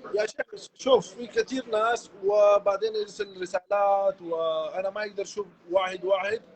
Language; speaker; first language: Arabic; non-native, learner; Pashto